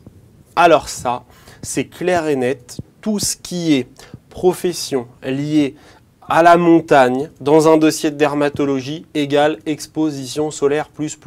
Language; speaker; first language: French; native; French